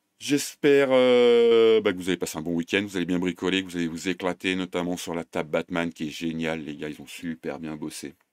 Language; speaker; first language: French; native; French